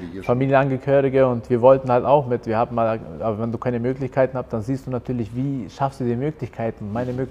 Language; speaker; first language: German; early bilingual, other home language; Albanian